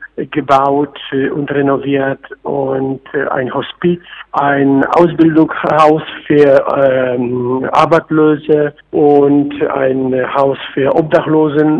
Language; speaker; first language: German; non-native, fluent; Polish